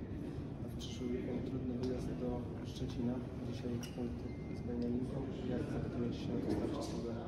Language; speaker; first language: Polish; native; Polish